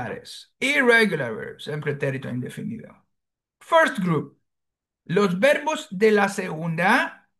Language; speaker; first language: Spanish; non-native, fluent; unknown